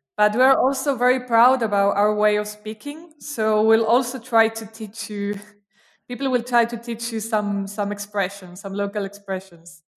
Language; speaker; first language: English; non-native, fluent; Spanish